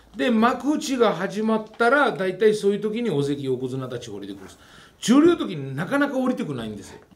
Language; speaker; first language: Japanese; non-native, fluent; Georgian